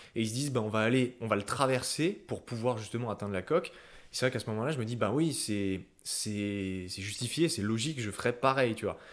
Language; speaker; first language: French; native; French